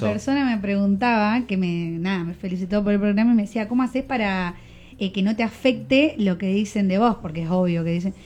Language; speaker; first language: Spanish; native; Spanish